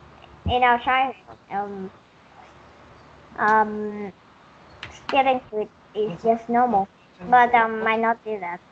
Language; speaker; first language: English; non-native, learner; Vietnamese